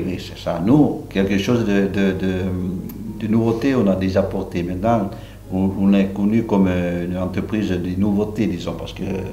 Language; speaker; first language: French; non-native, local second language; Italian